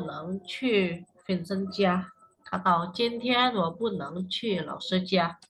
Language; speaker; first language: Chinese; non-native, fluent; Indonesian